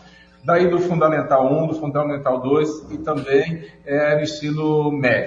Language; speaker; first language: Portuguese; native; Portuguese